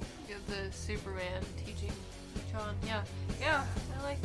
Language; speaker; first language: English; native; English